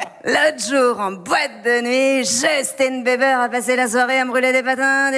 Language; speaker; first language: French; native; French